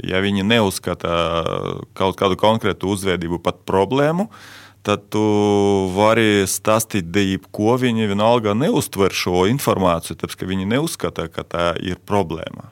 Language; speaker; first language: Latvian; non-native, local second language; Russian